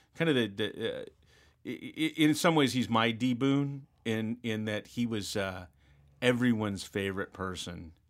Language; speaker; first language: English; native; English